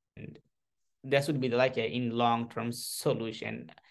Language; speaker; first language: English; non-native, learner; Rohingya